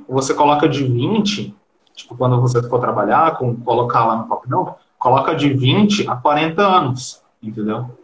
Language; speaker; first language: Portuguese; early bilingual, heritage; Portuguese